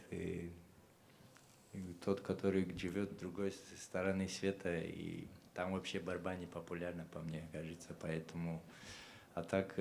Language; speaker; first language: Russian; non-native, local second language; Chechen